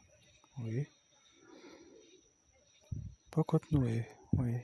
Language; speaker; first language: French; non-native, learner; Portuguese